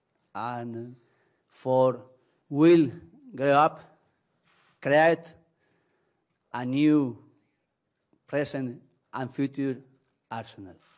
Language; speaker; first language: English; non-native, learner; Spanish